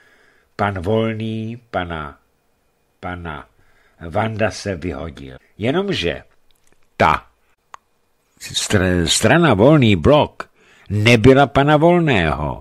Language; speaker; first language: Czech; native; Czech